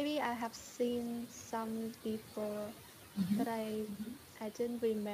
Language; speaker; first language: English; non-native, learner; Vietnamese